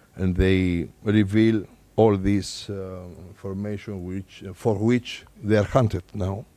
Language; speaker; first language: English; non-native, fluent; Greek